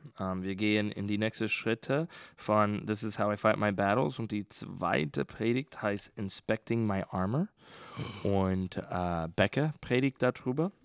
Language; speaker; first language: German; non-native, learner; English